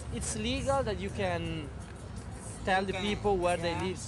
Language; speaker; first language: English; non-native, learner; Italian